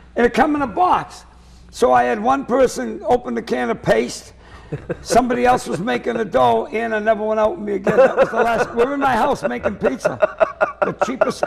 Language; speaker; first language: English; native; English